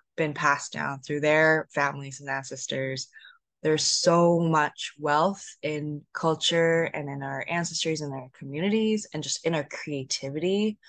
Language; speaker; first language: English; native; English